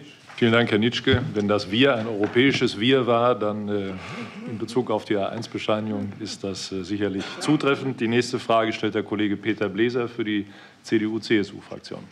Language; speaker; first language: German; native; German